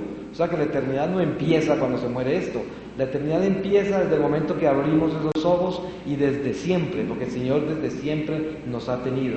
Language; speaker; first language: Spanish; native; Spanish